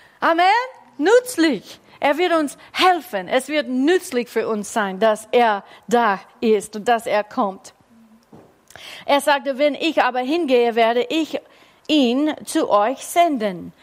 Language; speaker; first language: German; non-native, fluent; English